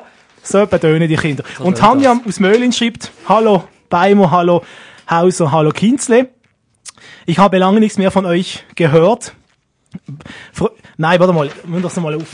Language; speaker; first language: German; native; German